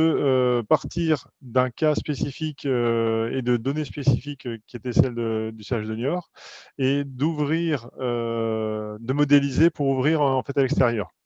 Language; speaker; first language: French; native; French